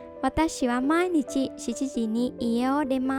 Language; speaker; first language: Japanese; non-native, fluent; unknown